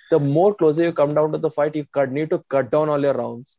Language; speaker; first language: English; non-native, local second language; Hindi